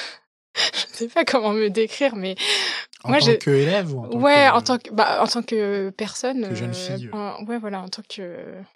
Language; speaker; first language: French; native; French